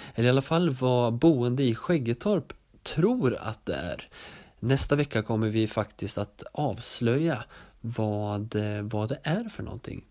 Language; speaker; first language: Swedish; native; Swedish